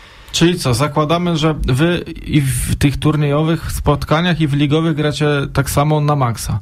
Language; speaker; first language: Polish; native; Polish